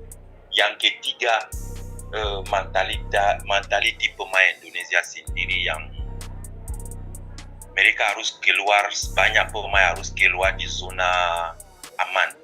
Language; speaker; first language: Indonesian; non-native, fluent; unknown